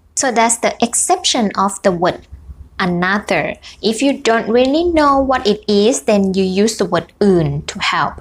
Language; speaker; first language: English; non-native, fluent; Thai